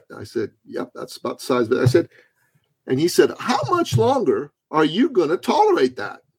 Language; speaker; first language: English; early bilingual, other home language; Persian